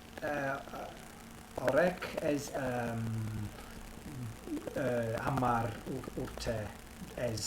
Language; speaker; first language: Basque; non-native, learner; English